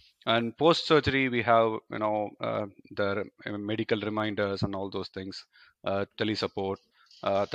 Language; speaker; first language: English; non-native, local second language; Tamil